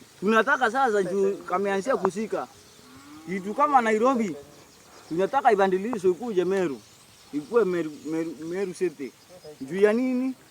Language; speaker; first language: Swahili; native; Swahili